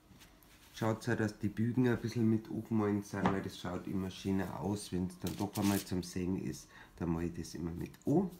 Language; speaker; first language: German; native; German